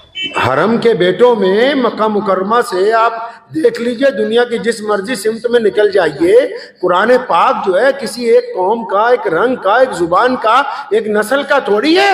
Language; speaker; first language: Urdu; native; Urdu